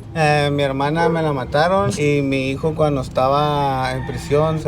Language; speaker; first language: Spanish; native; Spanish